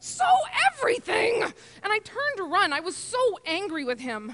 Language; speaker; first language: English; native; English